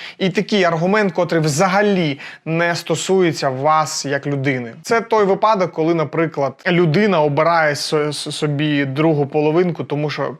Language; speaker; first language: Ukrainian; non-native, local second language; Russian